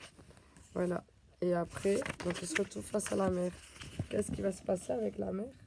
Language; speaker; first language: French; native; French